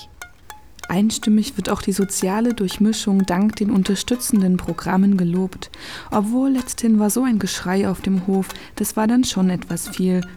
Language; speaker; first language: German; native; German